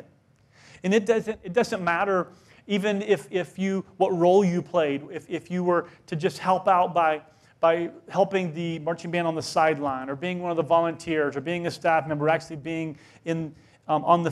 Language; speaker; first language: English; native; English